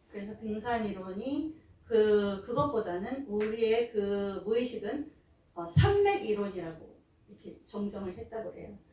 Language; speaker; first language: Korean; native; Korean